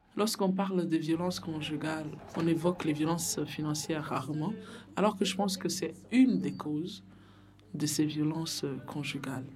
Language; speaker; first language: French; non-native, local second language; Rundi